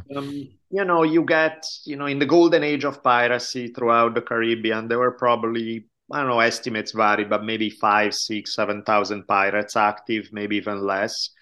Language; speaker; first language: English; non-native, fluent; Italian